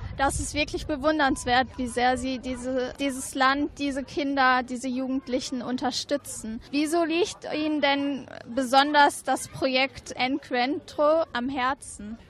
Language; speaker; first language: German; native; German